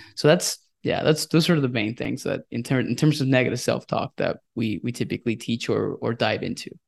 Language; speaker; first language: English; non-native, fluent; Spanish